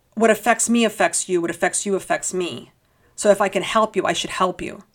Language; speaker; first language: English; early bilingual, heritage; Spanish